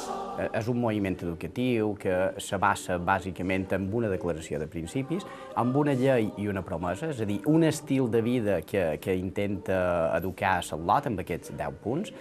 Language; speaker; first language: Catalan; native; Catalan